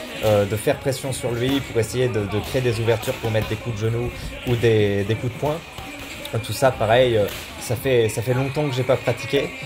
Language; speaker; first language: French; native; French